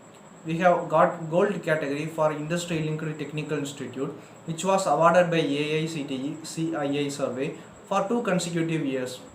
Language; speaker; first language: English; non-native, local second language; Tamil